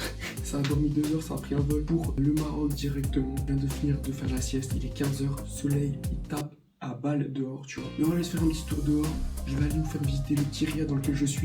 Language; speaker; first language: French; native; French